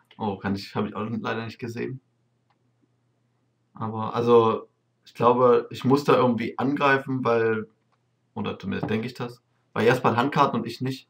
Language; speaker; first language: German; native; German